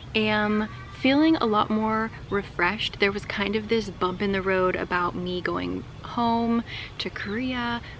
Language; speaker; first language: English; native; English